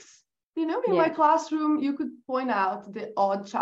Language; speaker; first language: English; non-native, fluent; Portuguese